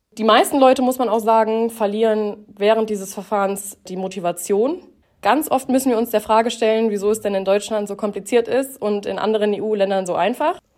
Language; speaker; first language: German; native; German